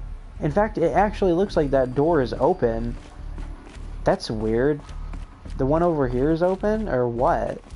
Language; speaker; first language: English; native; English